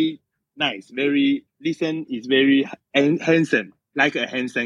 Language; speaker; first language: English; non-native, learner; Chinese